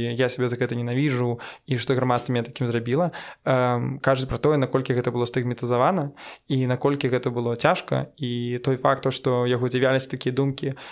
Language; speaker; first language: Belarusian; non-native, local second language; Russian